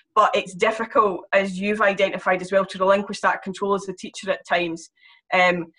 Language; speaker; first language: English; native; English